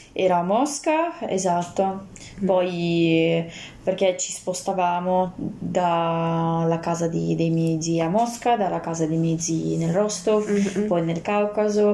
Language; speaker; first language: Italian; non-native, fluent; Russian